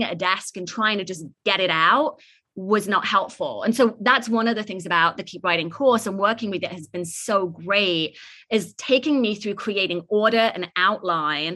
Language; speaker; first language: English; native; English